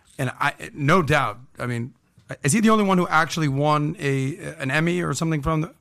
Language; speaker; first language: English; native; English